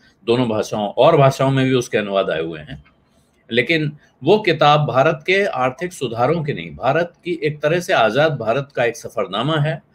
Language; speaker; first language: Hindi; native; Hindi